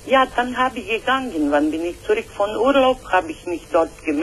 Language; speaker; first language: German; non-native, learner; Croatian